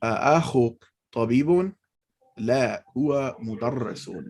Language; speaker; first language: Arabic; non-native, fluent; English